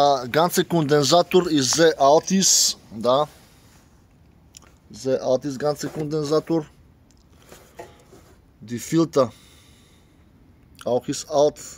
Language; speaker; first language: German; non-native, fluent; Bulgarian